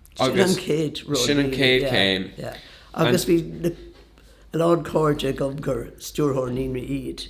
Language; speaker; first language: Irish; non-native, local second language; English